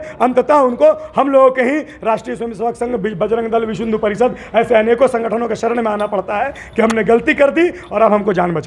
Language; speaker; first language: Hindi; native; Hindi